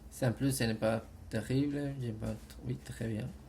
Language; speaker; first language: French; non-native, fluent; Spanish